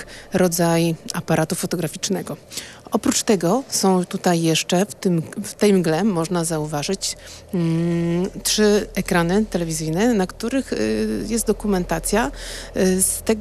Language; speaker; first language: Polish; native; Polish